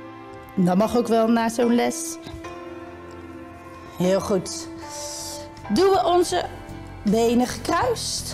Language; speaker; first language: Dutch; native; Dutch